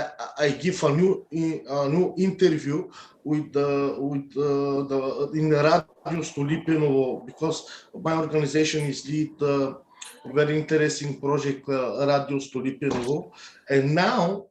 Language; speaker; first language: English; non-native, learner; Bulgarian